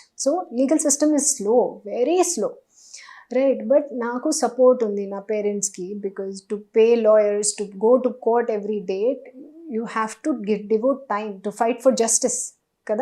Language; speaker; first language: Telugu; non-native, local second language; Hindi